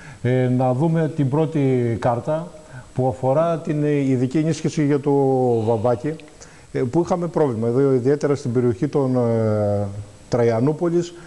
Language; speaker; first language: Greek; native; Greek